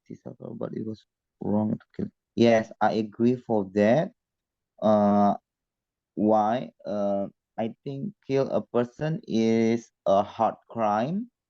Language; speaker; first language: English; non-native, learner; Indonesian